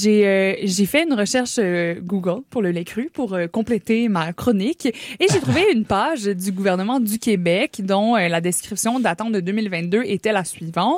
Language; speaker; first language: French; native; French